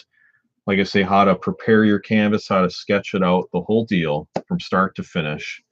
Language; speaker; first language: English; native; English